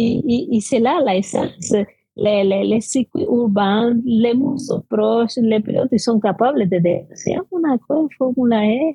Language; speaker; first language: French; non-native, fluent; Spanish